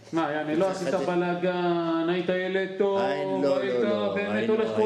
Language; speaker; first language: Hebrew; native; Hebrew